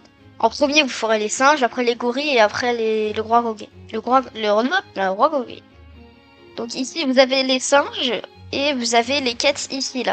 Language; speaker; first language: French; native; French